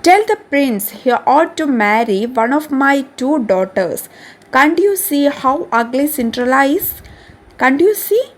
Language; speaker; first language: English; non-native, local second language; Malayalam